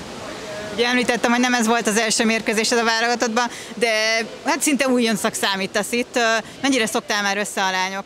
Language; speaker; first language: Hungarian; native; Hungarian